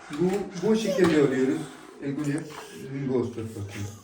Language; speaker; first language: Turkish; native; Turkish